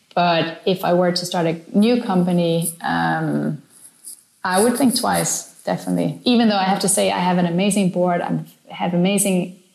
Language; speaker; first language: English; non-native, fluent; Danish